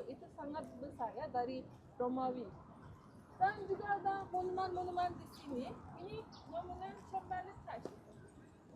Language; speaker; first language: Indonesian; non-native, learner; Turkish